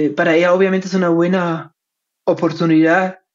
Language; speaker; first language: Spanish; non-native, fluent; German